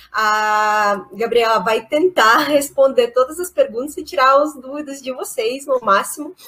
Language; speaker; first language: Portuguese; non-native, fluent; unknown